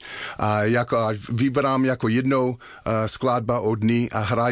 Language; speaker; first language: Czech; non-native, learner; English